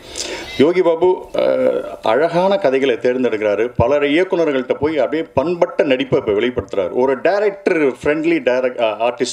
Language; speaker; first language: Tamil; native; Tamil